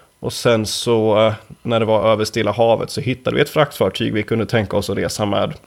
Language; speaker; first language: Swedish; native; Swedish